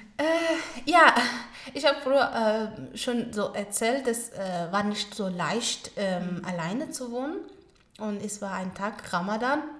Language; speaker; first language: German; non-native, learner; Pashto